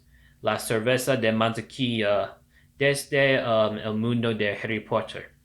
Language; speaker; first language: Spanish; non-native, learner; English